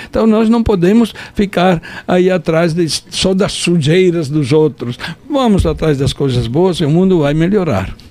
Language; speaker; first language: Portuguese; non-native, fluent; Italian